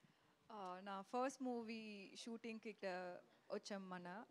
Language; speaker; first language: Telugu; non-native, learner; Tamil